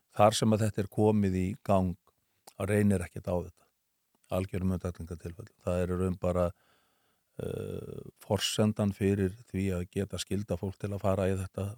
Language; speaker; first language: Icelandic; native; Icelandic